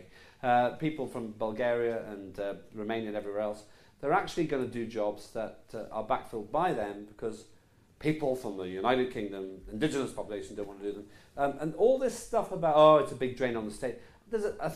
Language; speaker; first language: English; non-native, local second language; Estonian